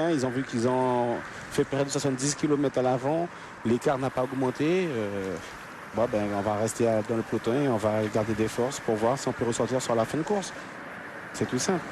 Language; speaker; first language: French; native; French